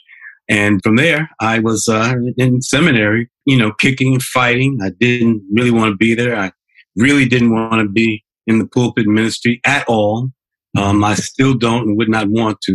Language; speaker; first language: English; native; English